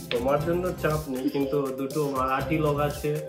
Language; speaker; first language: Bangla; non-native, local second language; Hindi